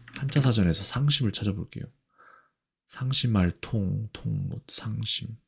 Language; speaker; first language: Korean; native; Korean